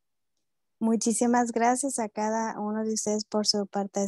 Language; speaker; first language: Spanish; native; Spanish